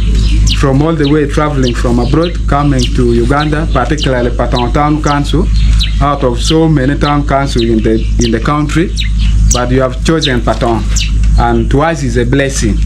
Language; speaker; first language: English; non-native, local second language; Acoli